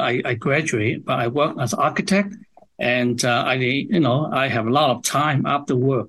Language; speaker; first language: English; non-native, local second language; Cantonese